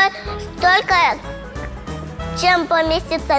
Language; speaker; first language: Russian; non-native, local second language; Uzbek